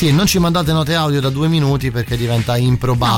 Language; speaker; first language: Italian; native; Italian